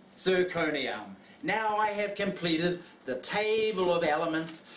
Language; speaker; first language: English; native; English